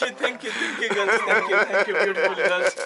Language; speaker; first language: English; non-native, local second language; Telugu